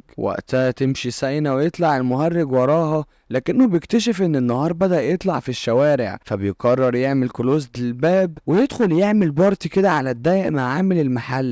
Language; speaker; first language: Arabic; native; Arabic